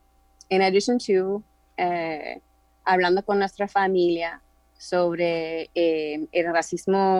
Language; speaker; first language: Spanish; early bilingual, heritage; Spanish